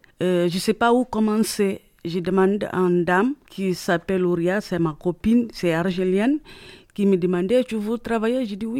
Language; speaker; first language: French; non-native, learner; Upper Guinea Crioulo